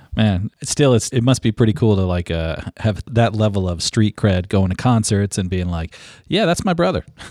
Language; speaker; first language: English; native; English